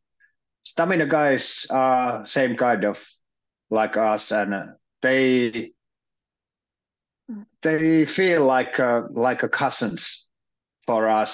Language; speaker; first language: English; non-native, learner; Finnish